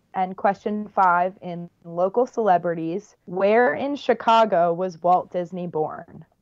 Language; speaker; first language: English; native; English